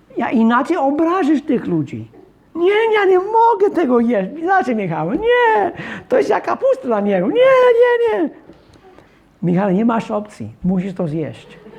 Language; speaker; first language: Polish; non-native, fluent; English